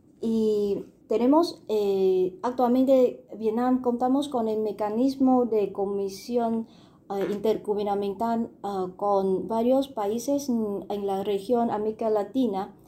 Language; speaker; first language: Spanish; non-native, fluent; Vietnamese